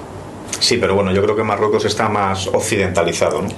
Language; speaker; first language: Spanish; native; Spanish